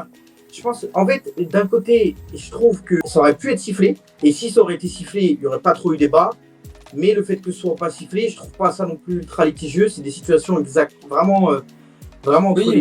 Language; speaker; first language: French; native; French